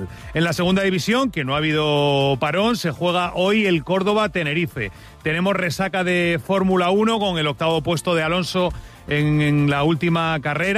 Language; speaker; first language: Spanish; native; Spanish